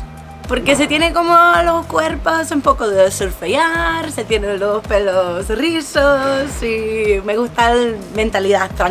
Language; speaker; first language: Spanish; non-native, fluent; Dutch